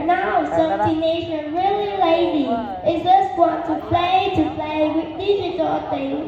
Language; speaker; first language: English; non-native, learner; Vietnamese